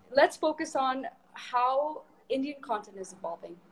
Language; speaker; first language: English; non-native, local second language; Hindi